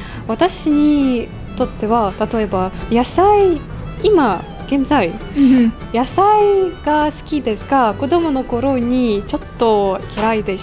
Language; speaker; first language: Japanese; non-native, fluent; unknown